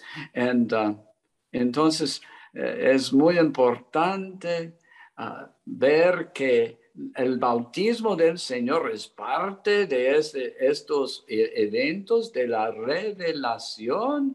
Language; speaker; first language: Spanish; non-native, learner; English